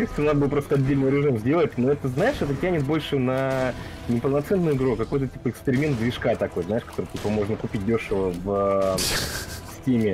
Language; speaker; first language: Russian; native; Russian